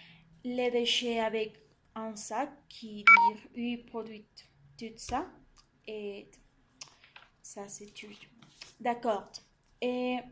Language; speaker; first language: French; non-native, learner; Spanish